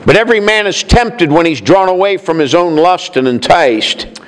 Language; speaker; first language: English; native; English